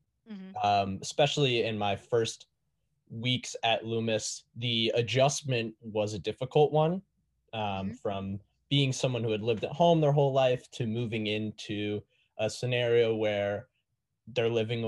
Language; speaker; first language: English; native; English